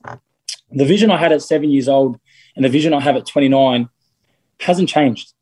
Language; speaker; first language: English; native; English